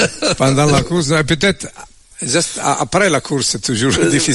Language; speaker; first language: French; non-native, learner; Italian